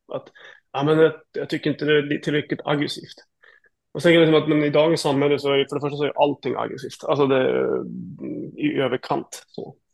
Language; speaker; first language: Swedish; native; Swedish